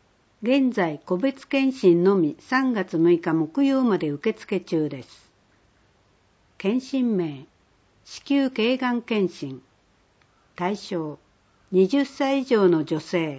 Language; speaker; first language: Japanese; native; Japanese